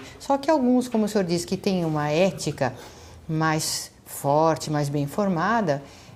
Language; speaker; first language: Portuguese; native; Portuguese